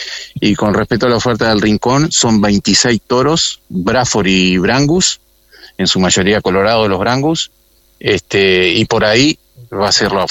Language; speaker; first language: Spanish; native; Spanish